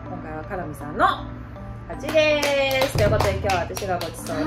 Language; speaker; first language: Japanese; native; Japanese